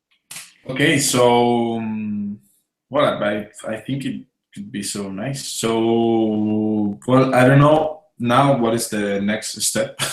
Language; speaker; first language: English; non-native, fluent; Spanish